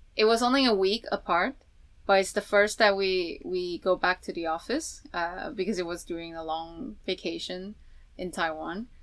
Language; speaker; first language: English; non-native, fluent; Chinese